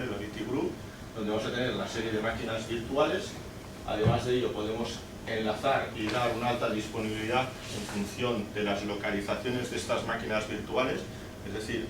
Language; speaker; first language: Spanish; native; Spanish